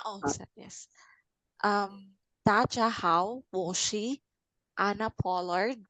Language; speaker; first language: Chinese; non-native, learner; Filipino